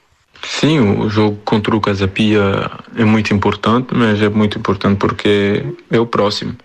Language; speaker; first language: Portuguese; non-native, fluent; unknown